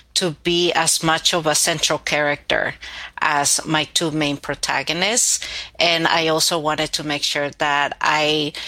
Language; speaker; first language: English; early bilingual, other home language; Spanish